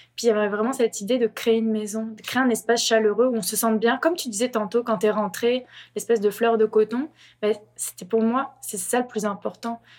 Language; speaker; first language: French; native; French